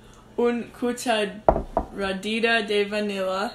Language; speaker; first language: Spanish; non-native, learner; English